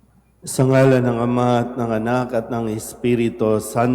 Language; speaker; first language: Filipino; native; Filipino